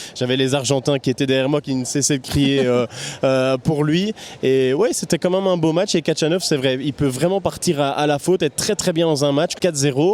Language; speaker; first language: French; native; French